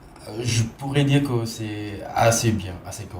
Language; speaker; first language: French; non-native, fluent; Khmer